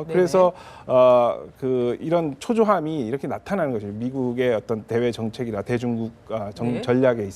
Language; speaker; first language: Korean; native; Korean